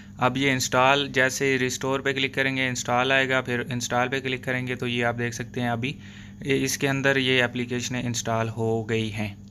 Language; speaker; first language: Urdu; non-native, local second language; Punjabi